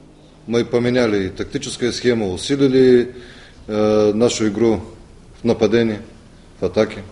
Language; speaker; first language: Russian; non-native, fluent; Bulgarian